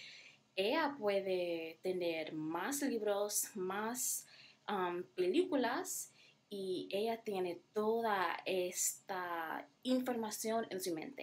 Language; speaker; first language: Spanish; non-native, learner; English